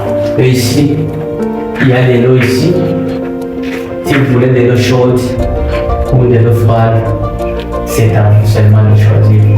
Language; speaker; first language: French; non-native, local second language; Rundi